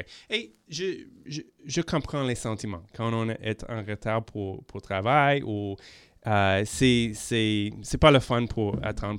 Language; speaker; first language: French; non-native, local second language; English